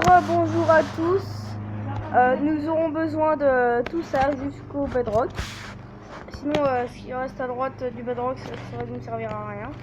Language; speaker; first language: French; native; French